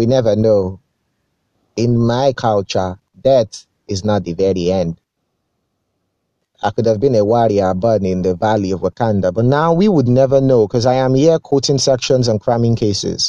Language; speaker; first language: English; non-native, local second language; Yoruba